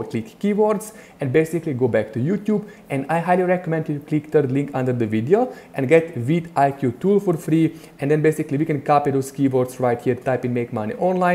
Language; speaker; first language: English; non-native, fluent; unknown